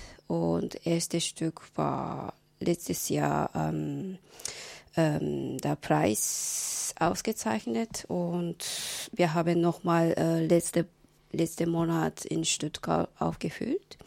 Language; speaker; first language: German; non-native, learner; Japanese